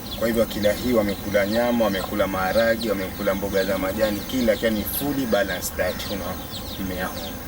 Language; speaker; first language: Swahili; non-native, local second language; Giryama